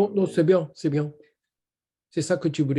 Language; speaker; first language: French; non-native, learner; Japanese